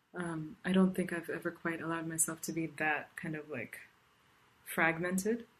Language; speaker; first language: English; non-native, local second language; Tamil